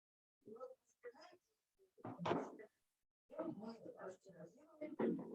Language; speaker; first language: Russian; native; Russian